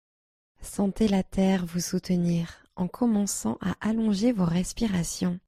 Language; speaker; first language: French; native; French